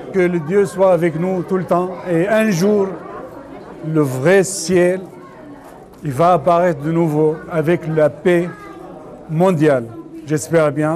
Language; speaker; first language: French; non-native, fluent; Arabic